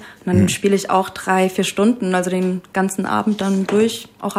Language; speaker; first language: German; native; German